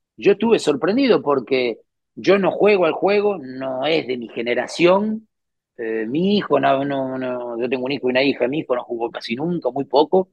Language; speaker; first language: Spanish; native; Spanish